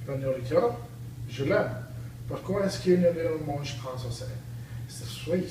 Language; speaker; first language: French; non-native, learner; English